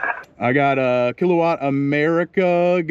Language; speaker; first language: English; native; English